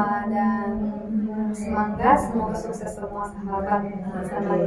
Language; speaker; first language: Indonesian; non-native, fluent; Turkish